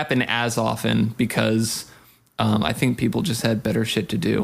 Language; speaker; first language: English; native; English